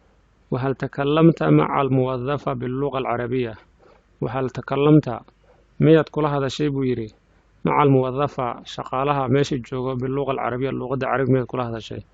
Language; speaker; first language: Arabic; non-native, fluent; Somali